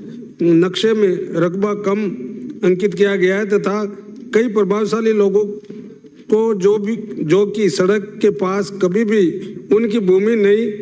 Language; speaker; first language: Hindi; native; Hindi